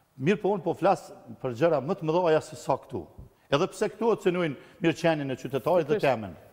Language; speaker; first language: Albanian; native; Albanian